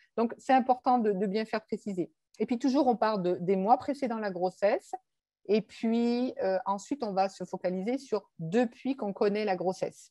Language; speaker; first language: French; native; French